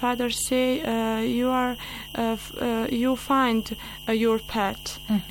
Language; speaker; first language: English; non-native, learner; Bosnian